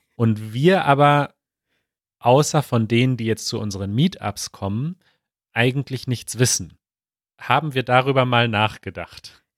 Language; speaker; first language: German; native; German